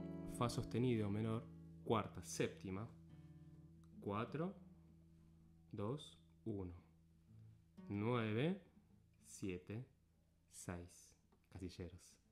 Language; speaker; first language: Spanish; native; Spanish